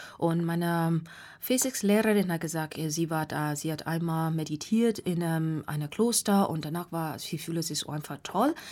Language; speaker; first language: German; non-native, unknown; Burmese